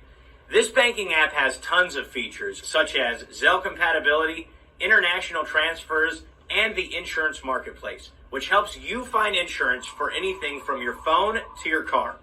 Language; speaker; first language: English; native; English